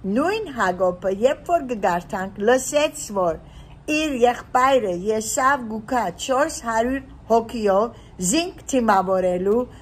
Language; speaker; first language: Armenian; early bilingual, heritage; Armenian